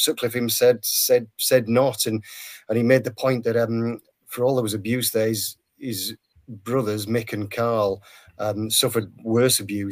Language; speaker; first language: English; native; English